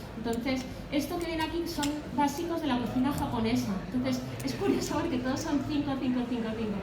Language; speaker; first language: Spanish; native; Spanish